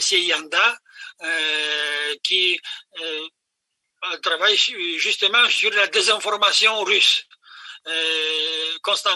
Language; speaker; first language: French; non-native, fluent; Polish